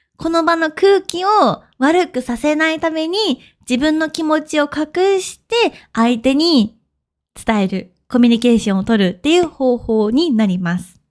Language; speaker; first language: Japanese; native; Japanese